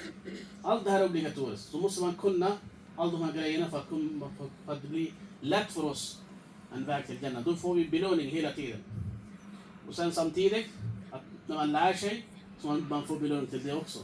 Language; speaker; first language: Swedish; non-native, fluent; Urdu